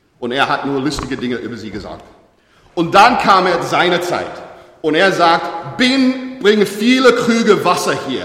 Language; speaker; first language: German; non-native, learner; English